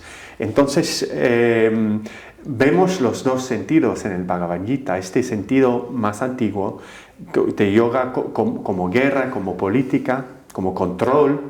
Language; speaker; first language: Spanish; non-native, fluent; English